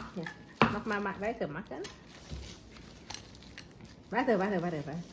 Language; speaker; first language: German; non-native, learner; Thai